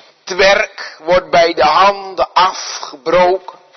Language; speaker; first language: Dutch; native; Dutch